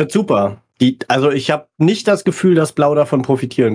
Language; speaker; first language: German; native; German